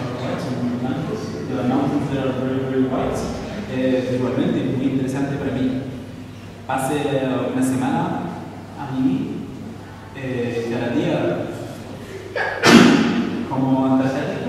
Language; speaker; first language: Spanish; non-native, learner; Arabic